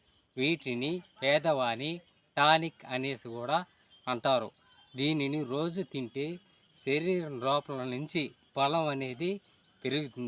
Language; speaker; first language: Telugu; native; Telugu